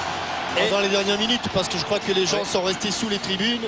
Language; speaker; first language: French; native; French